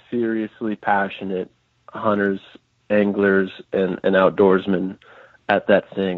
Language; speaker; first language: English; native; English